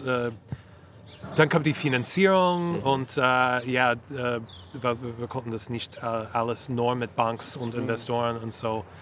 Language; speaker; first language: German; non-native, learner; English